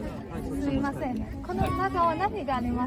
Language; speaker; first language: Japanese; non-native, learner; Chinese